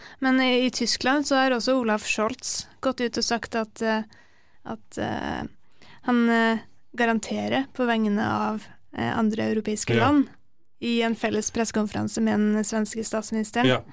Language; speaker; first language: Norwegian; native; Norwegian